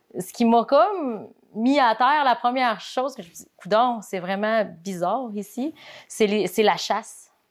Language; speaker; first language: French; native; French